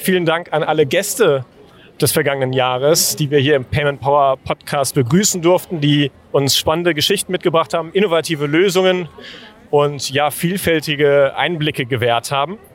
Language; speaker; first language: German; native; German